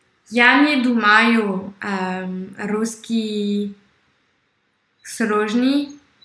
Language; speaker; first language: Russian; non-native, learner; French